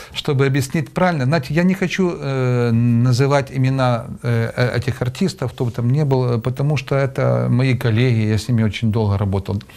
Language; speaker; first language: Russian; native; Russian